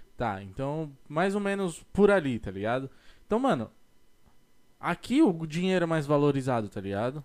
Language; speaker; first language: Portuguese; native; Portuguese